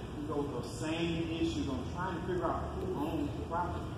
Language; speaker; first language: English; native; English